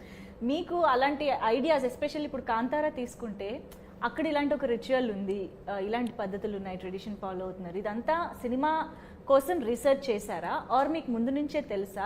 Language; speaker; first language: Telugu; native; Telugu